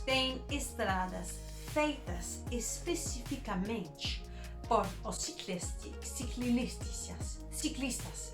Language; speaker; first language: Portuguese; non-native, learner; Danish